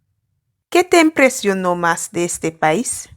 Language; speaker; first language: Spanish; non-native, fluent; English